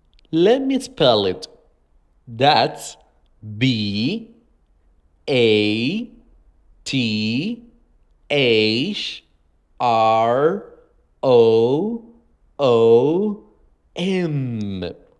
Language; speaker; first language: English; non-native, fluent; Spanish